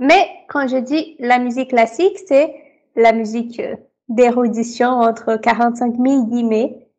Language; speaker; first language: French; non-native, fluent; Portuguese